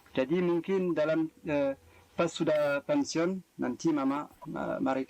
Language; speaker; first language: Indonesian; non-native, fluent; French